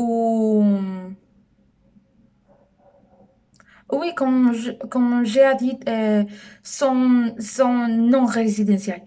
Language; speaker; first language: French; non-native, learner; Spanish